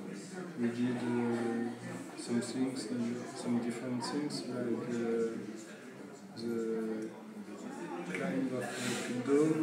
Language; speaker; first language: English; non-native, learner; French